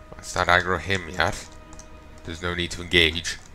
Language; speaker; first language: English; native; English